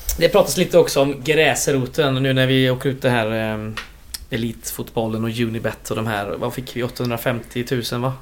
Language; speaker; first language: Swedish; native; Swedish